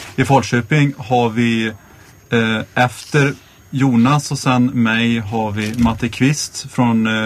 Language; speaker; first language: Swedish; native; Swedish